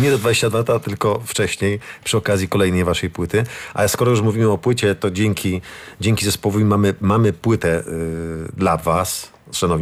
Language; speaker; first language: Polish; native; Polish